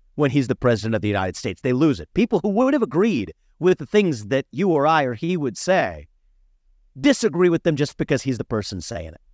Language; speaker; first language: English; early bilingual, other home language; Hindi